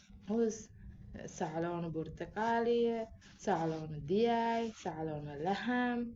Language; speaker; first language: Arabic; non-native, learner; Sinhala